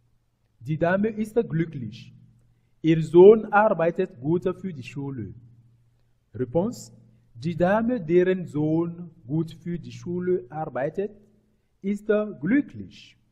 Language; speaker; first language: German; non-native, fluent; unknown